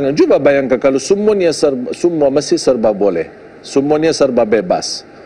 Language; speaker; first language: Indonesian; non-native, fluent; Arabic